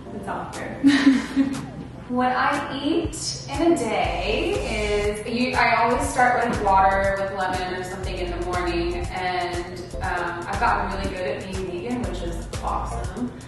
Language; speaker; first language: English; native; English